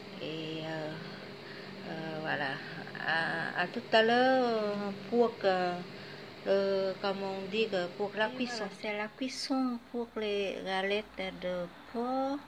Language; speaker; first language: French; non-native, fluent; Vietnamese